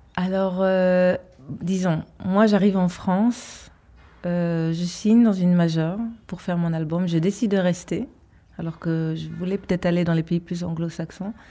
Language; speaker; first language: French; early bilingual, heritage; Hebrew